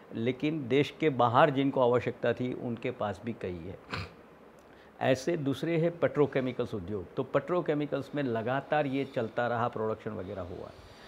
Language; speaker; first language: Hindi; non-native, local second language; Gujarati